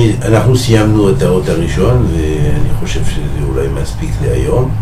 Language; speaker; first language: Hebrew; non-native, fluent; French